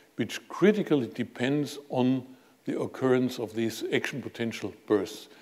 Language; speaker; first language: English; non-native, fluent; German